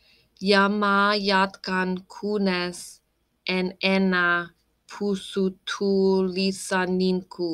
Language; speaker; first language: Finnish; non-native, learner; English